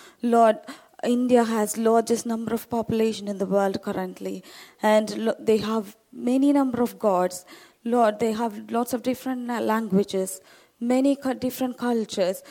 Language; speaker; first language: English; non-native, local second language; Tamil